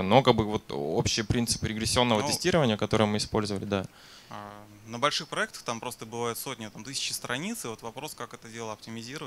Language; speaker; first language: Russian; native; Russian